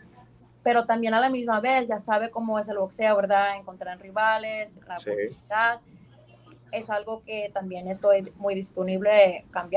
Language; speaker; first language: Spanish; early bilingual, heritage; Spanish